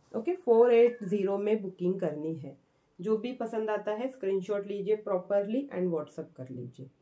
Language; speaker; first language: Hindi; non-native, local second language; Marathi